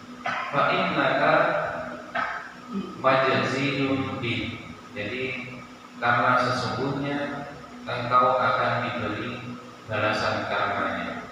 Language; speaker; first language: Indonesian; non-native, local second language; Javanese